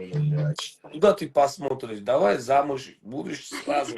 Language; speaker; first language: Russian; non-native, learner; Uzbek